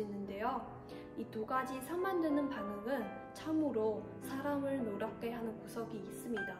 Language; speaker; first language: Korean; non-native, fluent; Chinese